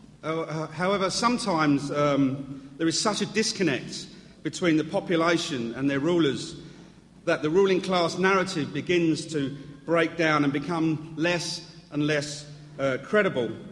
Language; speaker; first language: English; native; English